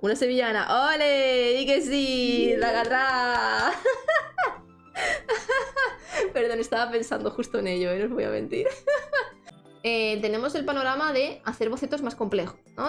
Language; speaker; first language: Spanish; native; Spanish